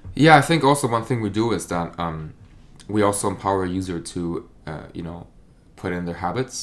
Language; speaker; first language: English; non-native, fluent; German